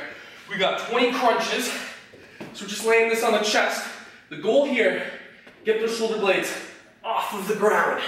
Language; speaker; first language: English; native; English